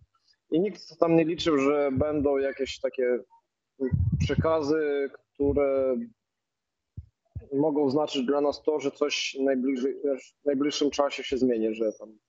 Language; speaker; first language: Polish; non-native, fluent; Ukrainian